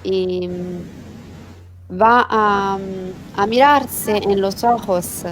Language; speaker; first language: Spanish; non-native, learner; Italian